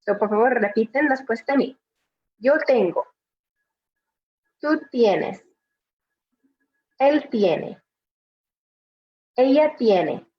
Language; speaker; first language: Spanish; non-native, fluent; English